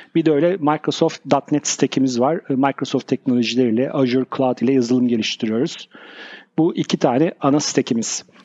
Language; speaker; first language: Turkish; native; Turkish